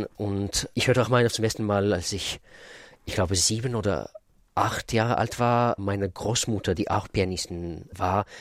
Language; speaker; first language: German; non-native, fluent; Russian